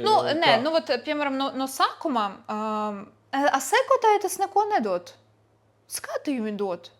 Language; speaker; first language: Latvian; non-native, local second language; Russian